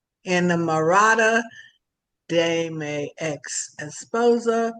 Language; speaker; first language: Spanish; non-native, learner; English